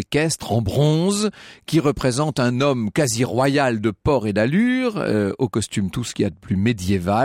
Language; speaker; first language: French; native; French